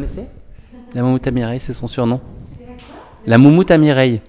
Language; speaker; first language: French; native; French